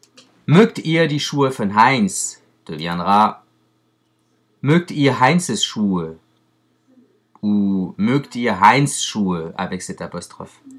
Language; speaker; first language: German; non-native, fluent; French